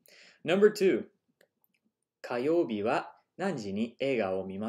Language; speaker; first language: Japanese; non-native, fluent; English